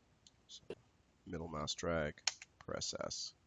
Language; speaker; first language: English; native; English